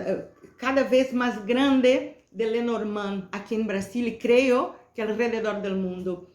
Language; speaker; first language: Spanish; non-native, fluent; Portuguese